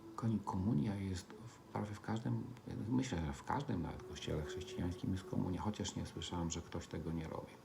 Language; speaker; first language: Polish; early bilingual, heritage; Polish